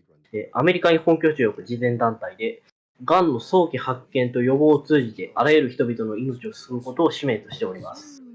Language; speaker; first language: Japanese; native; Japanese